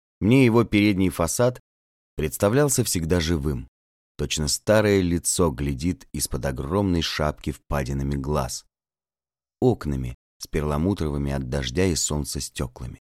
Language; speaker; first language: Russian; native; Russian